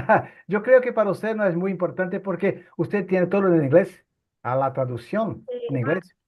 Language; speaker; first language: Spanish; non-native, fluent; Portuguese